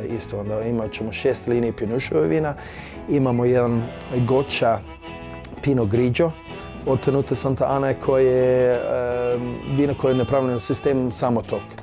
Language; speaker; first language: Croatian; early bilingual, heritage; Croatian